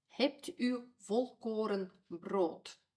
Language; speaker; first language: Dutch; non-native, fluent; Ukrainian